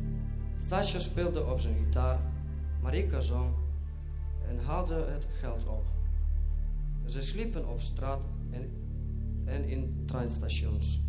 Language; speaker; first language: Dutch; non-native, fluent; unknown